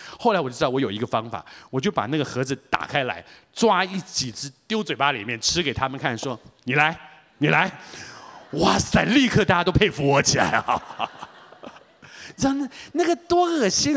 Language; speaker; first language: Chinese; native; Chinese